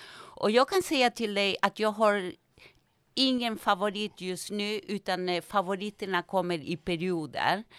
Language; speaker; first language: Swedish; non-native, fluent; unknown